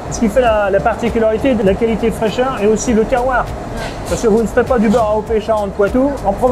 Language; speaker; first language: French; native; French